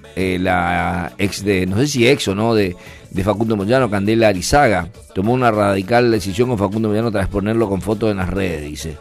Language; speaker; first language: Spanish; native; Spanish